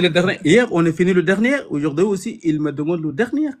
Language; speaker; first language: French; non-native, learner; Arabic